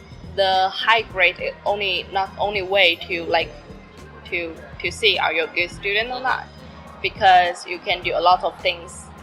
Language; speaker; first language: English; non-native, learner; Chinese